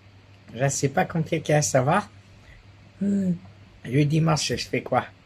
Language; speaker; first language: French; native; French